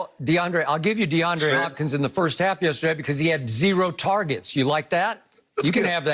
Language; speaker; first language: English; native; English